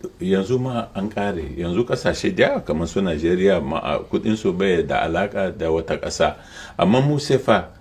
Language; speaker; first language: Hausa; non-native, local second language; Arabic